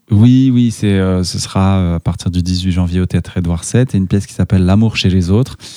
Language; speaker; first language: French; native; French